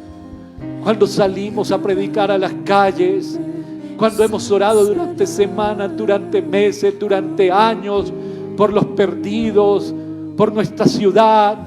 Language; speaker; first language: Spanish; native; Spanish